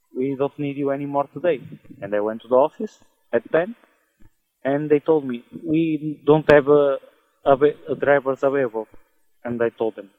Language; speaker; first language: English; non-native, learner; Portuguese